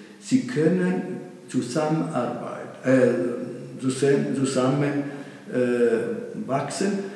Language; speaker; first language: German; non-native, learner; Italian